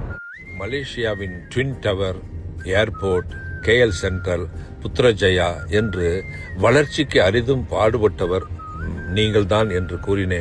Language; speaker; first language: Tamil; native; Tamil